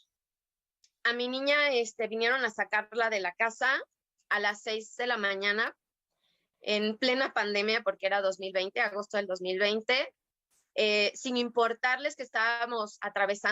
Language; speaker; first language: Spanish; native; Spanish